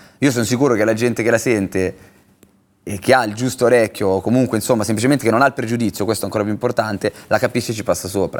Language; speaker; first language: Italian; native; Italian